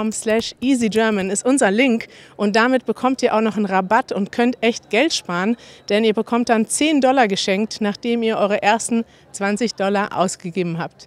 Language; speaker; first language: German; native; German